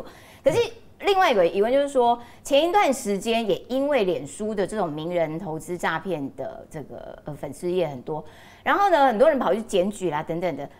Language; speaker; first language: Chinese; native; Chinese